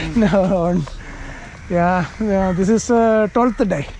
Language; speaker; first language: English; non-native, local second language; Malayalam